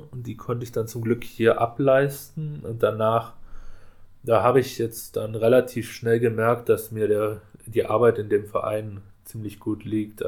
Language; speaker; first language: German; native; German